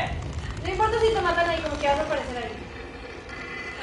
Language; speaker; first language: Spanish; native; Spanish